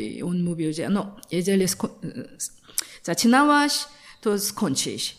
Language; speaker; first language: Polish; non-native, learner; Korean